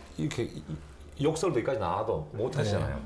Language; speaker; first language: Korean; native; Korean